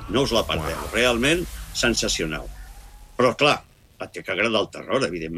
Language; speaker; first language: Catalan; native; Catalan